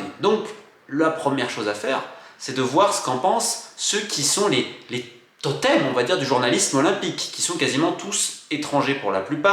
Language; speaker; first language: French; native; French